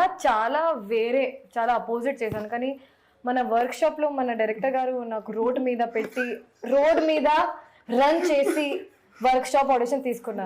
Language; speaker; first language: Telugu; non-native, learner; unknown